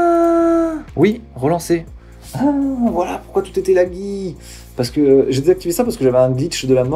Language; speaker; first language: French; native; French